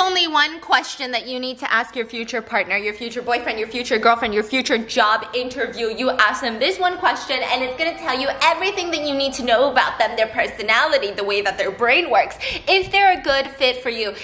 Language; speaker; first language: English; early bilingual, other home language; Korean